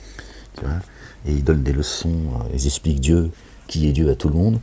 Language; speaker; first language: French; native; French